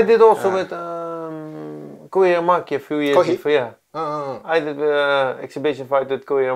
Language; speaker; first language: English; non-native, learner; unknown